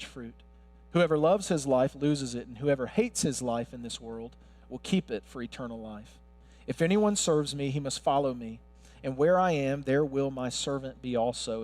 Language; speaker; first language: English; native; English